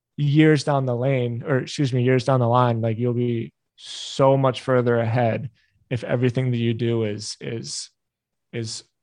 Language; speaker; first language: English; native; English